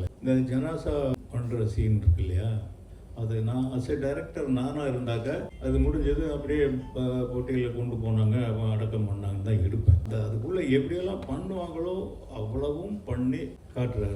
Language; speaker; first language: Tamil; native; Tamil